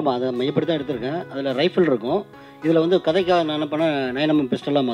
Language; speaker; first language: Tamil; native; Tamil